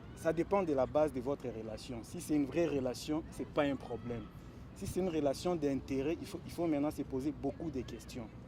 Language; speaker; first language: French; non-native, local second language; Lingala